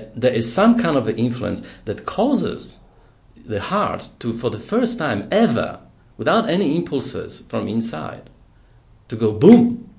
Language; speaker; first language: English; non-native, fluent; Polish